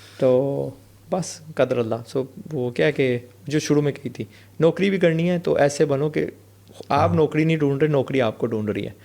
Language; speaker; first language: Urdu; non-native, fluent; English